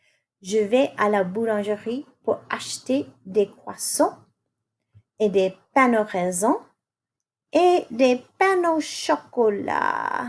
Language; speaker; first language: French; non-native, fluent; English